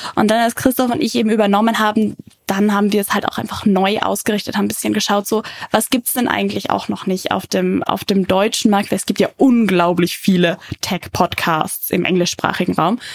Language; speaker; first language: German; native; German